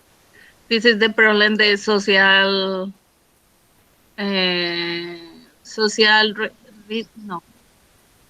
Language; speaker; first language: English; non-native, learner; Spanish